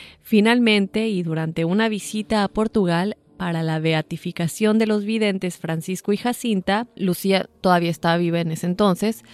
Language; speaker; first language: Spanish; native; Spanish